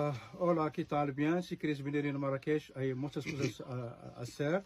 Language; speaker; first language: Spanish; non-native, learner; Arabic